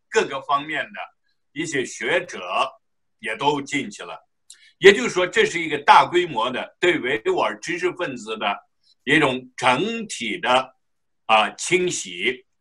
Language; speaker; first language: Chinese; non-native, local second language; Uyghur